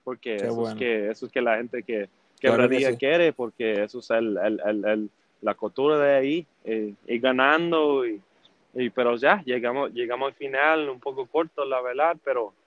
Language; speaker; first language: Spanish; early bilingual, heritage; English